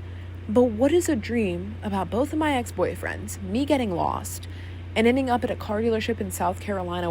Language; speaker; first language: English; native; English